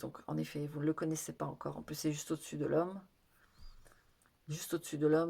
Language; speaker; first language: French; native; French